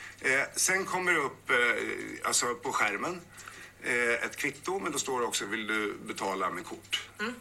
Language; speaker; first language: Swedish; native; Swedish